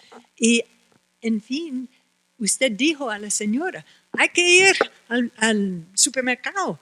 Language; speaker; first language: Spanish; non-native, fluent; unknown